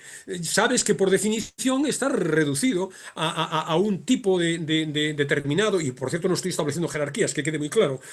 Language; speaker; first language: Spanish; native; Spanish